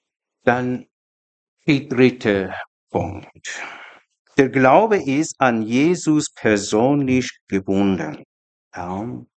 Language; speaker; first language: German; non-native, learner; Persian